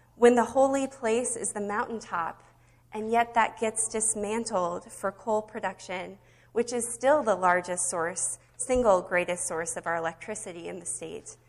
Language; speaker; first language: English; native; English